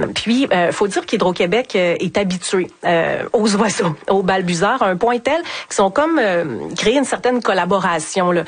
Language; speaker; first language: French; native; French